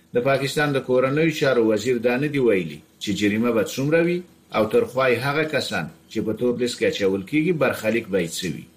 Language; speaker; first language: Pashto; native; Pashto